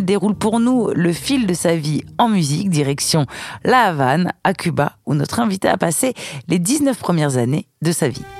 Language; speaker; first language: French; native; French